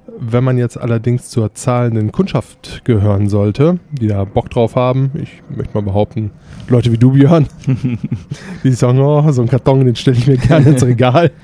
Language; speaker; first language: German; native; German